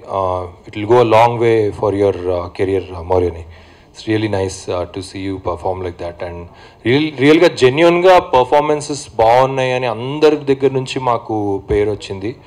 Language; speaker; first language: Telugu; native; Telugu